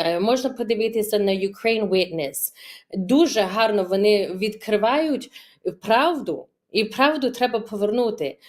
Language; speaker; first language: Ukrainian; early bilingual, heritage; Ukrainian